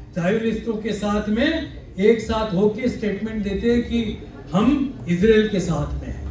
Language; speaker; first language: Hindi; non-native, local second language; Marathi